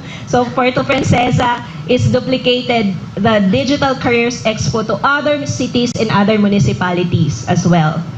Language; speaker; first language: English; non-native, local second language; Filipino